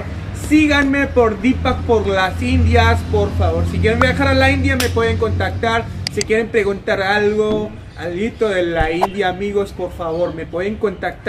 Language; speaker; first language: Spanish; non-native, fluent; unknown